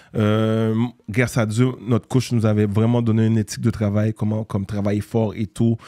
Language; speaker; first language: French; native; French